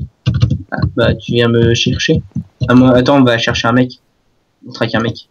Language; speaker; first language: French; native; French